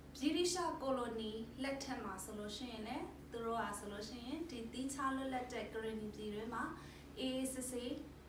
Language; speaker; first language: Burmese; non-native, local second language; Western Kayah